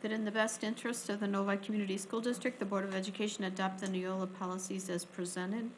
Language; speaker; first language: English; native; English